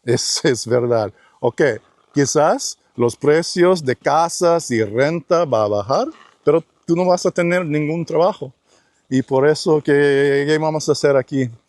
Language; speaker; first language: Spanish; non-native, learner; English